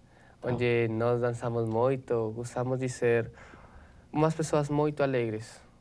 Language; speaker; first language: Portuguese; non-native, learner; Spanish